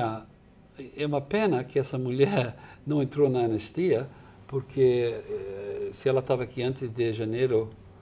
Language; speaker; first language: Portuguese; non-native, fluent; English